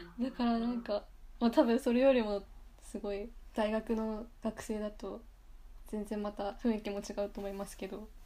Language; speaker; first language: Japanese; native; Japanese